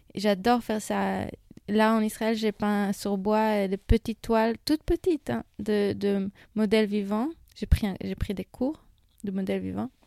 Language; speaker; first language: French; non-native, fluent; Hebrew